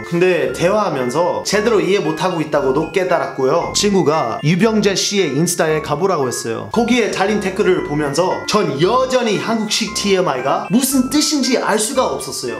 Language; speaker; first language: Korean; non-native, fluent; English